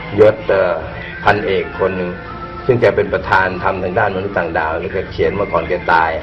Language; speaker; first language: Thai; native; Thai